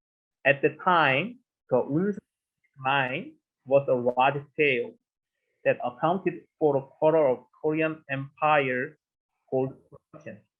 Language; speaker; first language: English; non-native, learner; Korean